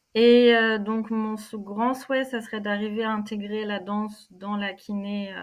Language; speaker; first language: French; native; French